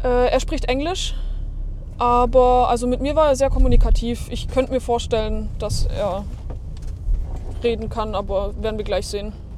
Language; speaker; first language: German; native; German